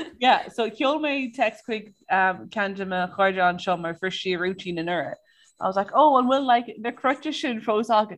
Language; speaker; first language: Irish; non-native, local second language; English